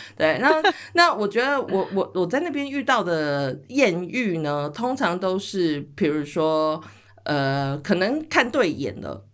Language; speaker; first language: Chinese; native; Chinese